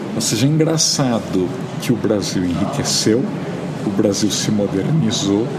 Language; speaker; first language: Portuguese; native; Portuguese